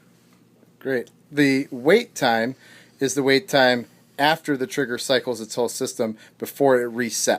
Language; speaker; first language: English; native; English